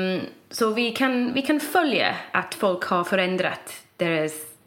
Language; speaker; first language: Swedish; non-native, fluent; English